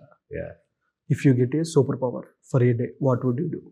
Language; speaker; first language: Telugu; native; Telugu